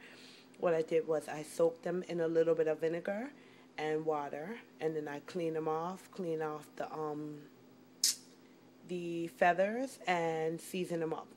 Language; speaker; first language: English; native; English